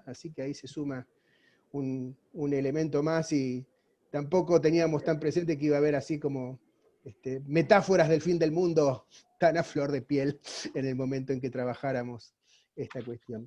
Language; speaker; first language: Spanish; native; Spanish